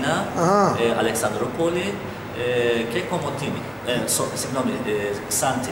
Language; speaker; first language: Greek; non-native, learner; Turkish